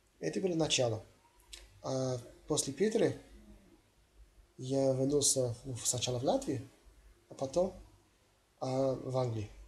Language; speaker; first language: Russian; non-native, learner; English